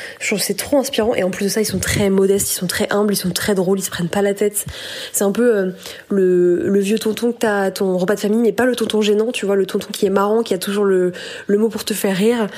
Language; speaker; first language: French; native; French